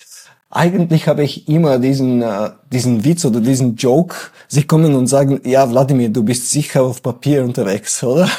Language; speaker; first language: German; non-native, fluent; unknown